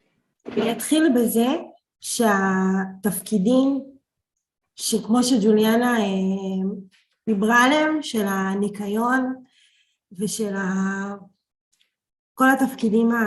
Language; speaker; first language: Hebrew; early bilingual, other home language; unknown